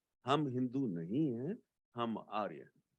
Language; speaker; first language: Hindi; native; Hindi